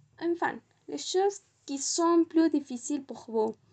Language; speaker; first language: French; non-native, learner; Spanish